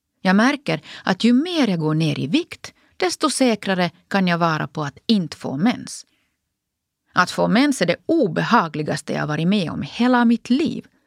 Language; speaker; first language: Swedish; native; Swedish